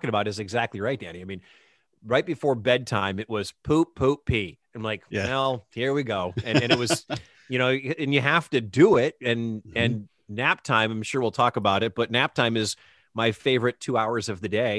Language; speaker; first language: English; native; English